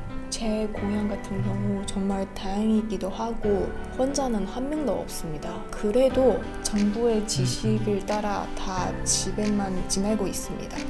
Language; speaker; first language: Korean; non-native, learner; Chinese